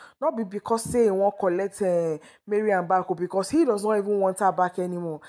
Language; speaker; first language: Nigerian Pidgin; non-native, local second language; Yoruba